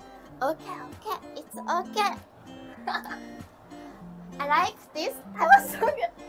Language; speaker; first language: English; non-native, learner; Japanese